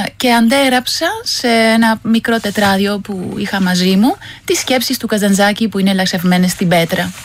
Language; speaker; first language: Greek; non-native, fluent; Spanish